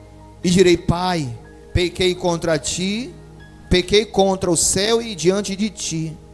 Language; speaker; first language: Portuguese; native; Portuguese